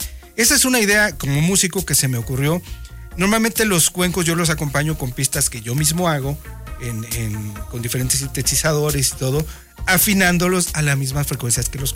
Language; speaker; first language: Spanish; native; Spanish